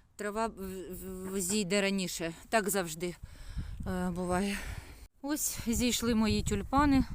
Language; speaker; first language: Ukrainian; non-native, local second language; Russian